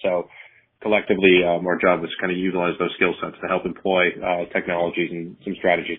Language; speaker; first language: English; native; English